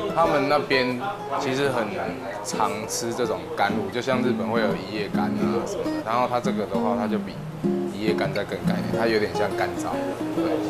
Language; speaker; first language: Chinese; native; Chinese